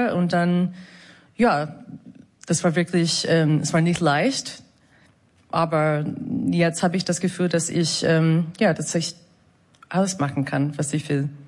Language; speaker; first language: German; non-native, fluent; English